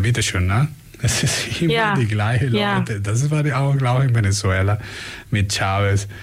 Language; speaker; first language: German; non-native, fluent; Spanish